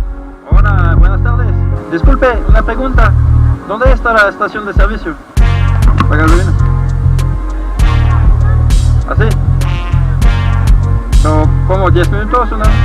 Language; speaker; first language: Spanish; non-native, learner; French